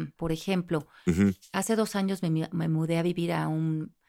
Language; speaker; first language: Spanish; native; Spanish